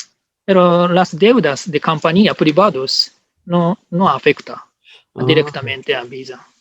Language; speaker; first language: Spanish; non-native, learner; Japanese